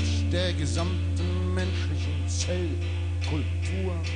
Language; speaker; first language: German; native; German